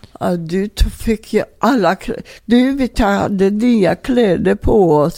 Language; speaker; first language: Swedish; non-native, fluent; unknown